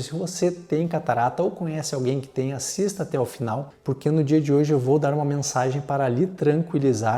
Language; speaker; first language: Portuguese; native; Portuguese